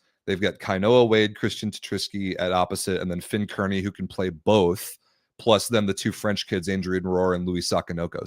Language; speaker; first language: English; native; English